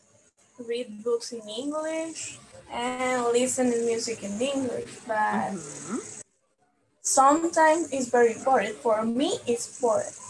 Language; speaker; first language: English; non-native, learner; Spanish